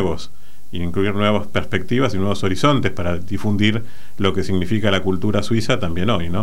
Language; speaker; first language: Spanish; native; Spanish